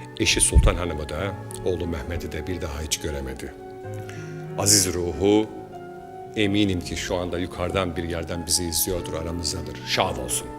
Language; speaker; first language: Turkish; native; Turkish